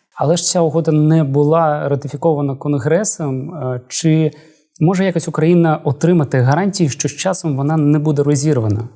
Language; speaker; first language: Ukrainian; native; Ukrainian